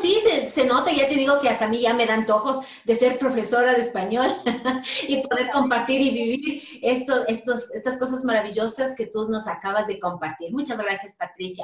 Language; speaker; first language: Spanish; native; Spanish